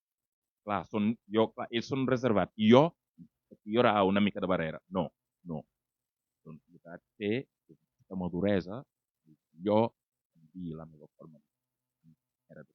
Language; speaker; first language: Catalan; non-native, fluent; Wolof